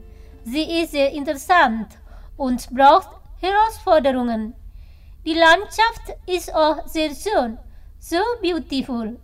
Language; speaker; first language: German; non-native, fluent; Indonesian